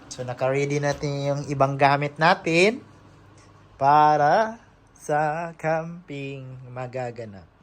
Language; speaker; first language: Filipino; non-native, local second language; Cebuano